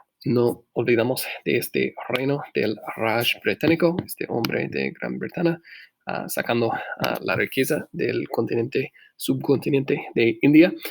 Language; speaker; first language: Spanish; non-native, fluent; English